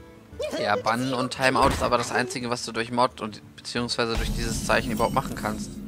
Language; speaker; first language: German; native; German